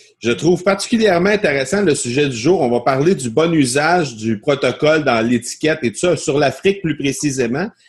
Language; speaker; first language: French; native; French